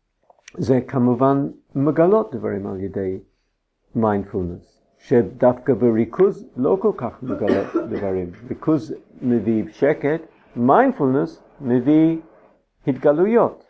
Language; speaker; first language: Hebrew; non-native, fluent; English